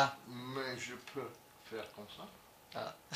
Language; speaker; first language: French; non-native, learner; English